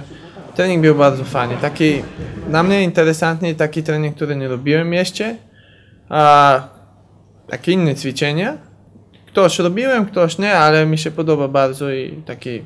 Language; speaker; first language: Polish; non-native, learner; Bulgarian